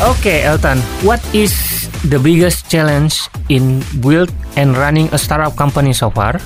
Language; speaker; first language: English; non-native, fluent; Javanese